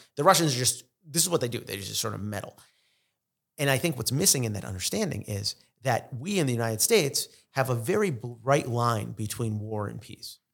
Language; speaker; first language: English; non-native, fluent; Russian